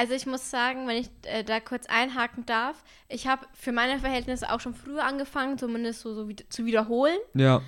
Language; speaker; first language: German; native; German